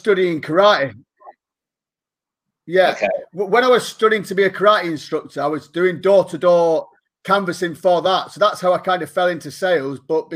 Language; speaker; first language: English; native; English